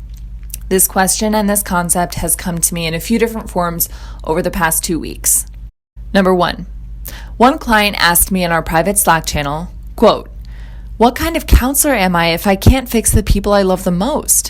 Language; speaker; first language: English; native; English